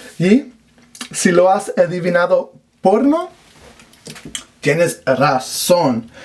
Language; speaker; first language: Spanish; non-native, learner; English